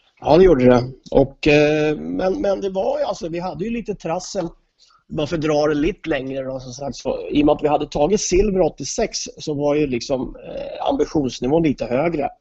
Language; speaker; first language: Swedish; native; Swedish